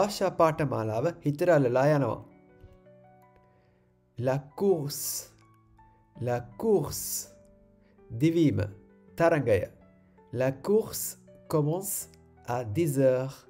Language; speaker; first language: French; non-native, fluent; Sinhala